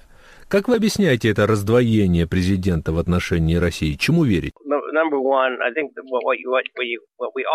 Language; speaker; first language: Russian; native; Russian